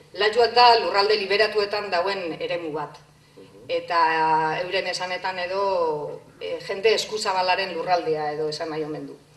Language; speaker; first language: Basque; native; Basque